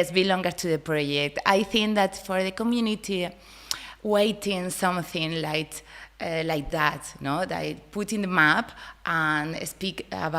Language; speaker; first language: English; non-native, learner; Spanish